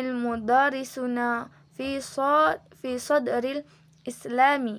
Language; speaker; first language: Arabic; non-native, learner; Indonesian